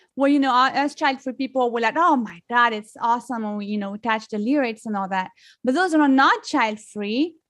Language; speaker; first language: English; non-native, fluent; French